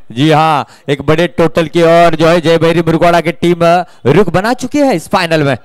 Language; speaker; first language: Hindi; non-native, local second language; Marathi